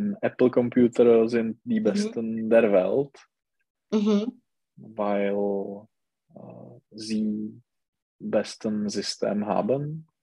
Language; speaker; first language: German; non-native, learner; Czech